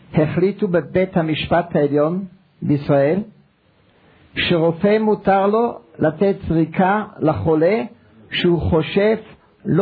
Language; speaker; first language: Hebrew; non-native, fluent; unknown